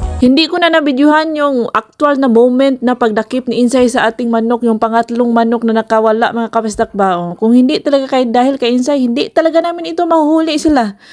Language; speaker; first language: Filipino; non-native, local second language; Cebuano